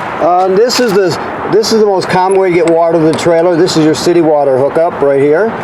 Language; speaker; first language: English; native; English